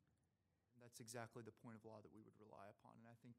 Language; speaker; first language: English; native; English